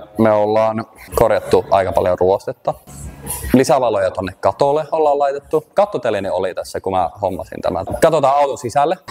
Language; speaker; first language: Finnish; early bilingual, heritage; Finnish